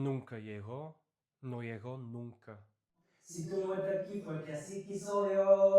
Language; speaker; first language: Spanish; non-native, fluent; English